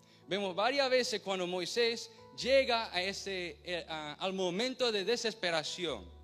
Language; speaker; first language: Spanish; non-native, fluent; English